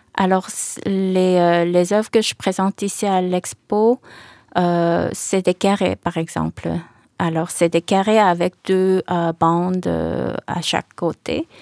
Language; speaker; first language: French; early bilingual, other home language; Korean